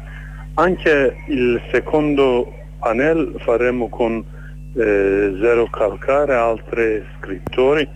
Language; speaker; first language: Italian; non-native, fluent; Kurdish